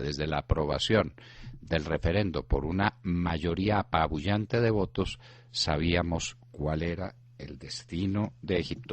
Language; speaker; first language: Spanish; native; Spanish